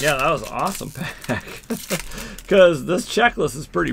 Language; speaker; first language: English; native; English